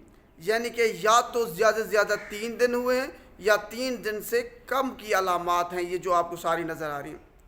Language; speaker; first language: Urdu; non-native, local second language; Punjabi